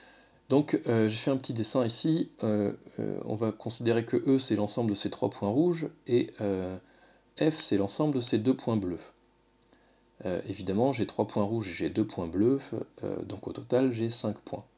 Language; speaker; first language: French; native; French